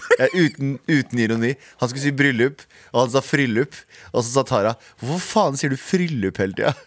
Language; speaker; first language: Norwegian; early bilingual, other home language; Kurdish